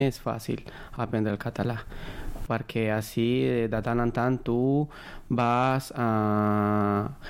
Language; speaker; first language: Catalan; non-native, learner; Spanish